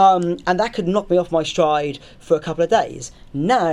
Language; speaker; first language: English; native; English